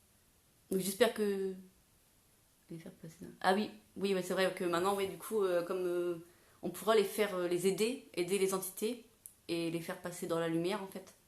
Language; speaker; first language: French; native; French